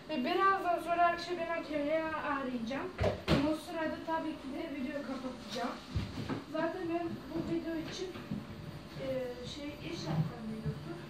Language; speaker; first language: Turkish; non-native, fluent; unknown